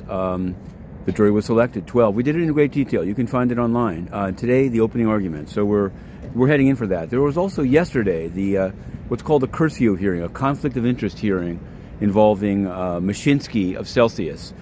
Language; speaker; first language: English; native; English